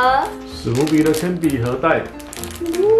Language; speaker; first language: Chinese; native; Chinese